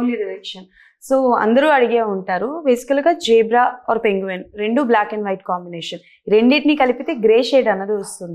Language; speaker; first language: Telugu; native; Telugu